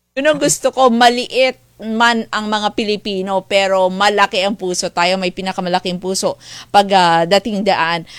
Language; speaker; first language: Filipino; native; Filipino